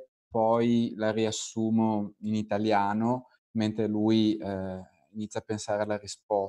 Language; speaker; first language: Italian; native; Italian